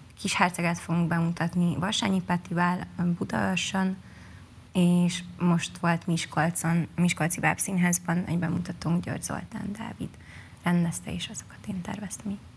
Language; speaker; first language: Hungarian; native; Hungarian